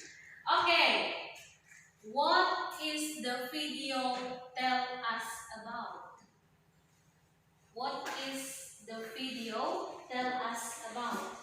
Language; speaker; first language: English; non-native, learner; Indonesian